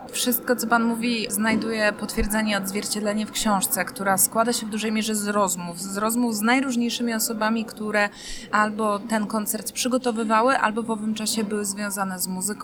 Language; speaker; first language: Polish; native; Polish